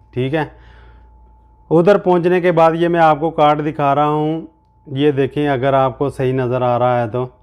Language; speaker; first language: Urdu; non-native, local second language; Punjabi